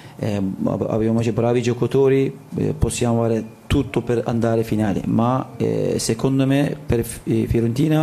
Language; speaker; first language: Italian; non-native, learner; Turkish